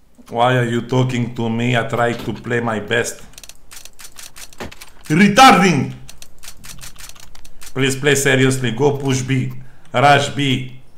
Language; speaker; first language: English; non-native, learner; French